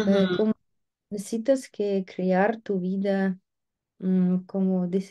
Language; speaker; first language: Spanish; non-native, learner; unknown